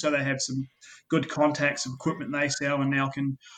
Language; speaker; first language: English; native; English